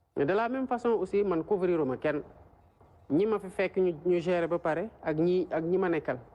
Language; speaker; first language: Wolof; native; Wolof